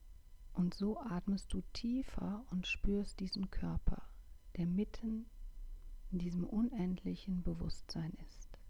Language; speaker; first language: German; native; German